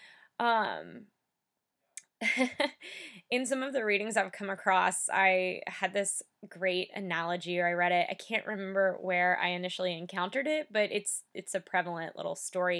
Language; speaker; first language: English; native; English